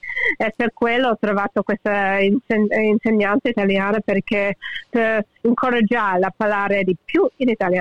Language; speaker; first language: Italian; early bilingual, heritage; English